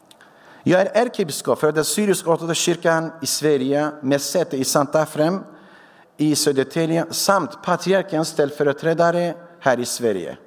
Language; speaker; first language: Swedish; non-native, fluent; Syriac